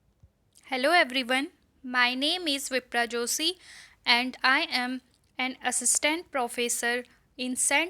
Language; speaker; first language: English; non-native, local second language; Hindi